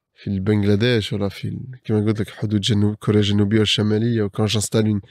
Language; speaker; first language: Arabic; early bilingual, other home language; French